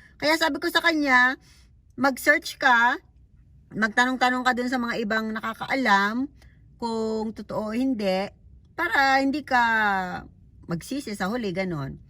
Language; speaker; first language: Filipino; non-native, local second language; Cebuano